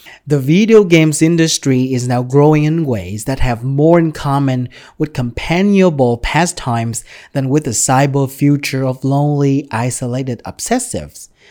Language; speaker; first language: English; non-native, fluent; Vietnamese